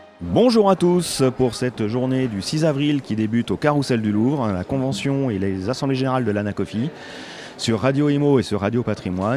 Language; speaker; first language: French; native; French